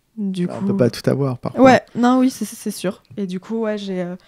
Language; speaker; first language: French; native; French